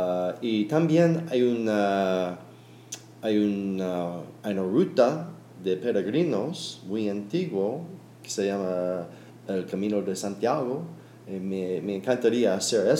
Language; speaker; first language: Spanish; non-native, learner; English